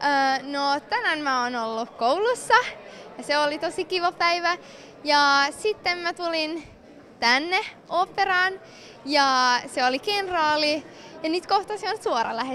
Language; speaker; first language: Finnish; non-native, local second language; Swedish